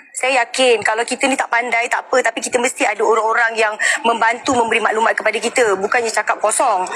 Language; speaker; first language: Malay; native; Malay